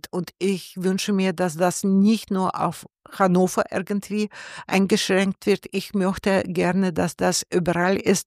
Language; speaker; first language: German; non-native, learner; Russian